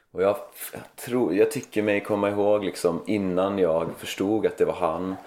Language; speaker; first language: Swedish; native; Swedish